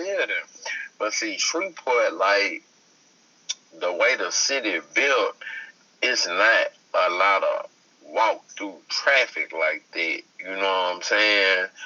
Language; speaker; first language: English; native; English